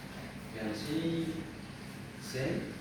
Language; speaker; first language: English; non-native, fluent; Indonesian